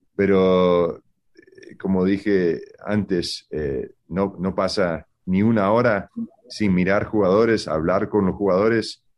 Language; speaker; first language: Spanish; early bilingual, heritage; Spanish